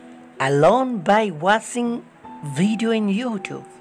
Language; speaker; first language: English; non-native, learner; Nepali